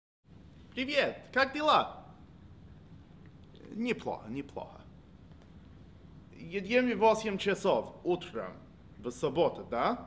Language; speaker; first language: Russian; non-native, learner; English